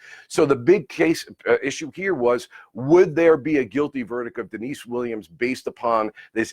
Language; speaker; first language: English; native; English